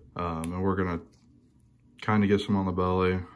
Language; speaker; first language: English; native; English